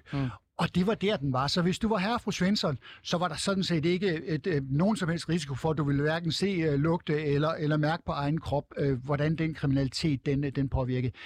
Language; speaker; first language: Danish; native; Danish